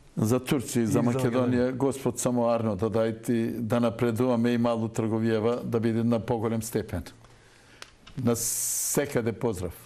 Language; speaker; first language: Macedonian; non-native, local second language; Turkish